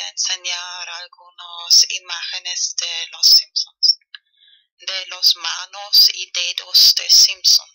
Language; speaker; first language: Spanish; non-native, learner; German